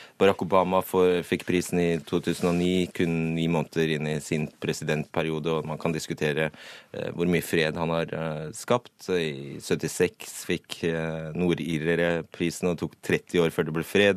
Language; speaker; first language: Norwegian; native; Norwegian